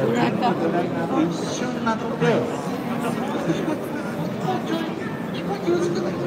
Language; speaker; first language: Japanese; native; Japanese